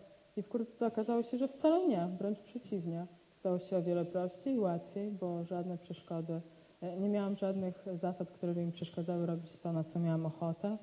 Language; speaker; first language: Polish; native; Polish